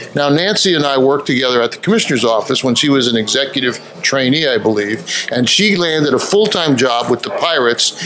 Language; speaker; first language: English; native; English